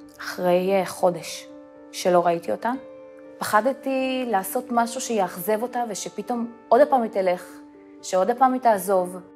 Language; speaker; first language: Hebrew; early bilingual, other home language; Russian